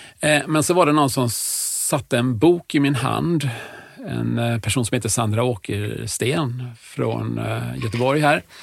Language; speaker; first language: Swedish; native; Swedish